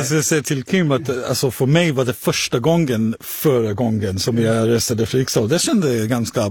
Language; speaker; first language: Swedish; non-native, fluent; Hebrew